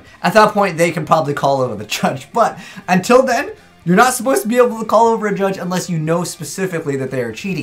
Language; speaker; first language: English; native; English